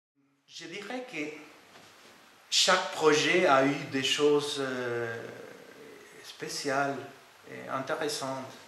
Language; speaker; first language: French; non-native, fluent; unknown